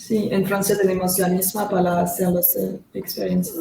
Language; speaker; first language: Spanish; non-native, learner; French